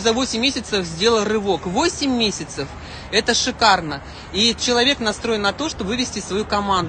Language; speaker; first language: Russian; native; Russian